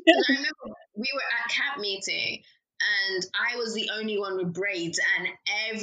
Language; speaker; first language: English; native; English